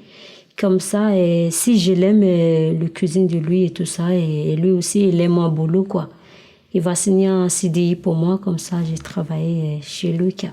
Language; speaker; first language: French; non-native, learner; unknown